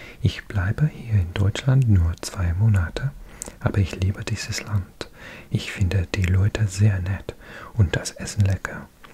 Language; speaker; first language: German; non-native, learner; English